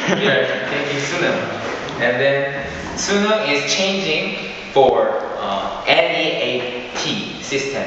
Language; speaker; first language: English; non-native, learner; Korean